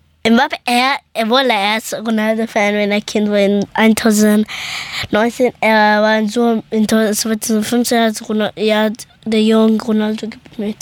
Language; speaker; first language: German; early bilingual, other home language; Persian